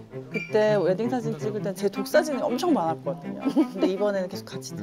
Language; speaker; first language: Korean; native; Korean